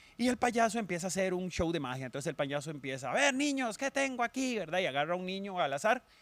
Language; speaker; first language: Spanish; native; Spanish